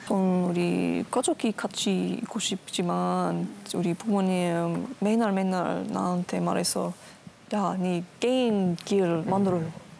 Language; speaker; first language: Korean; non-native, learner; English